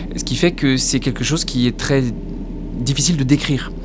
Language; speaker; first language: French; native; French